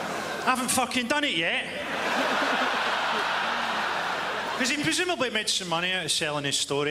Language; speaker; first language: English; native; English